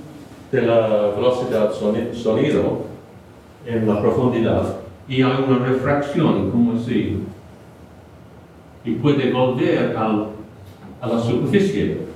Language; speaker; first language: Spanish; non-native, fluent; English